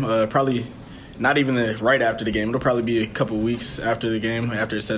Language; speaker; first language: English; native; English